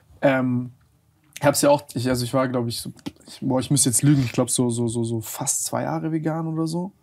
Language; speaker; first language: German; native; German